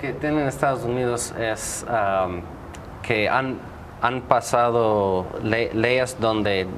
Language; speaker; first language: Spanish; non-native, fluent; English